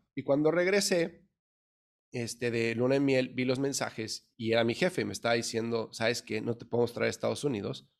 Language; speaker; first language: Spanish; native; Spanish